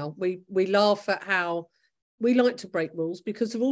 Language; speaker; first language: English; native; English